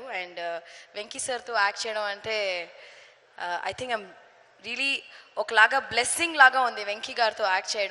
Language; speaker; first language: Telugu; non-native, fluent; Tamil